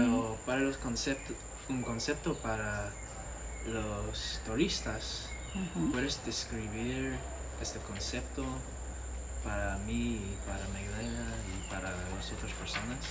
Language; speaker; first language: Spanish; non-native, learner; English